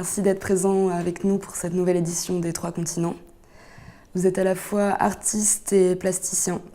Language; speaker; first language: French; native; French